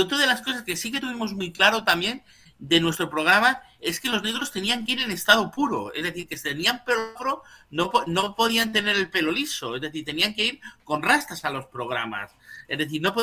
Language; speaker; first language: Spanish; native; Spanish